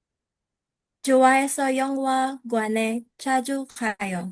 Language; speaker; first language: Korean; non-native, learner; Filipino